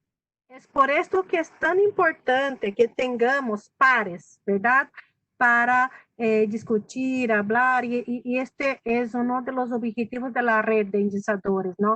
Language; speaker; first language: Spanish; non-native, fluent; Portuguese